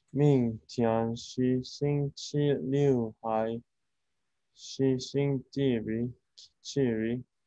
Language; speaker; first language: Chinese; non-native, learner; Korean